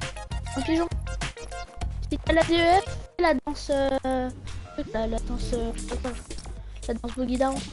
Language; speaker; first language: French; native; French